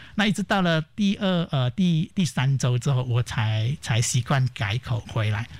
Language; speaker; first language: Chinese; native; Chinese